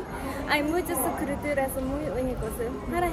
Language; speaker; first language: Spanish; non-native, learner; Japanese